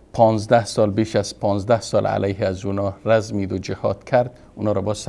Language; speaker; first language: Persian; native; Persian